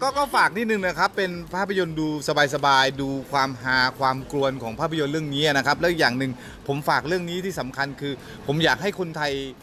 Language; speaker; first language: Thai; native; Thai